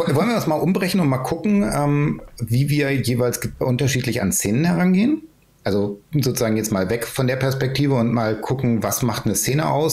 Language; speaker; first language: German; native; German